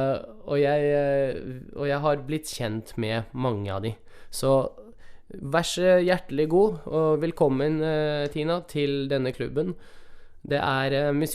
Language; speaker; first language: Norwegian; early bilingual, other home language; Russian